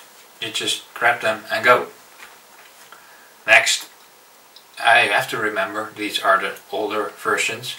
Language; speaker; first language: English; non-native, fluent; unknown